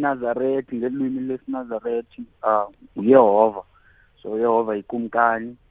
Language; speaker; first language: English; non-native, local second language; Xhosa